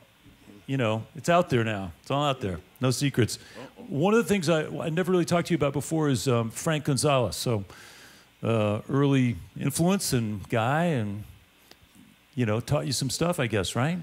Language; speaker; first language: English; native; English